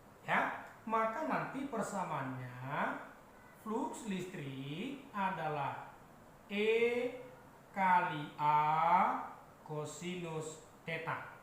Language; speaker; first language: Indonesian; native; Indonesian